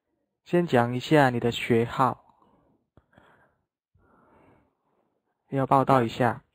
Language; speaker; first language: Chinese; non-native, fluent; Indonesian